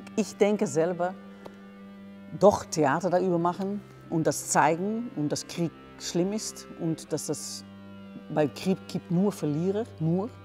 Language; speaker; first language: German; non-native, fluent; Dutch